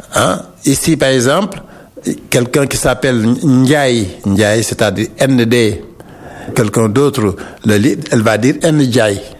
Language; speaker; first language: French; non-native, local second language; Wolof